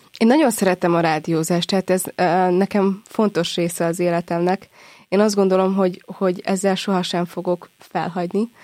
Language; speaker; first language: Hungarian; native; Hungarian